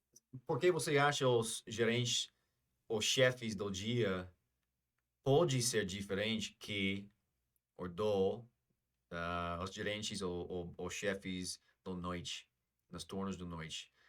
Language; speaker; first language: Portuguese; non-native, fluent; English